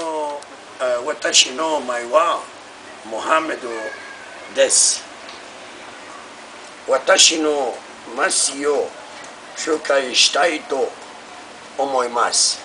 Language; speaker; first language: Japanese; non-native, learner; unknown